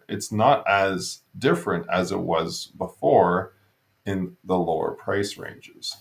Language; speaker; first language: English; native; English